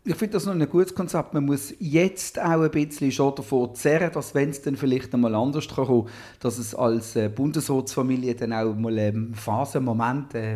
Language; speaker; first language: German; native; German